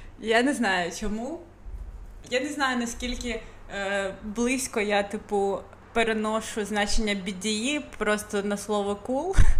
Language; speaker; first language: Ukrainian; non-native, local second language; Russian